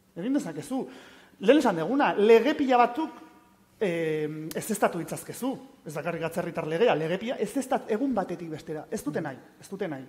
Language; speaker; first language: Basque; native; Basque